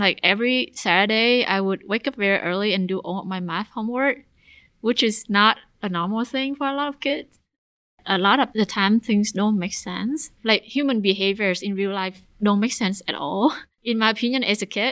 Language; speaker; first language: English; non-native, fluent; Vietnamese